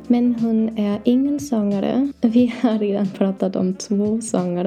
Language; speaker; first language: Swedish; non-native, learner; English